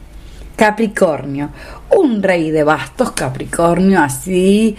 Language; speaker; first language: Spanish; native; Spanish